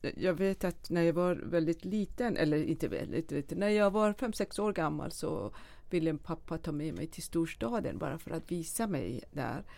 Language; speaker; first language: Swedish; non-native, fluent; Persian